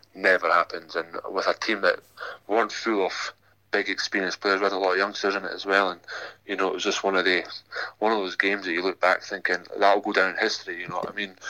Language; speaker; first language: English; native; English